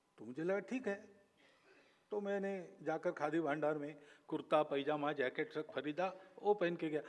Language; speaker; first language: Hindi; non-native, local second language; Marathi